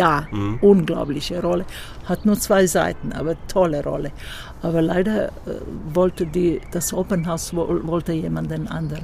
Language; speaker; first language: German; non-native, fluent; Croatian